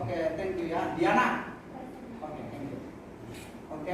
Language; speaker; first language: English; non-native, learner; Indonesian